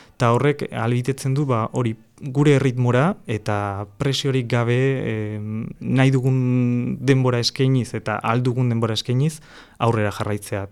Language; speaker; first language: Basque; non-native, fluent; Catalan